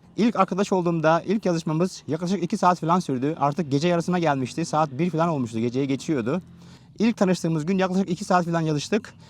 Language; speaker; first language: Turkish; native; Turkish